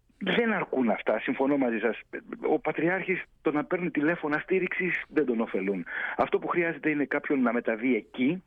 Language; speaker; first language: Greek; native; Greek